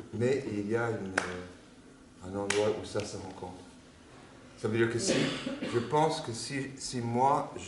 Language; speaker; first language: French; non-native, fluent; English